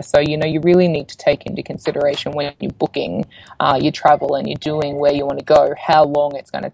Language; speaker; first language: English; native; English